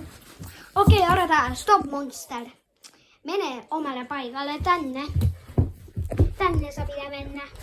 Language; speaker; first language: Finnish; non-native, learner; Estonian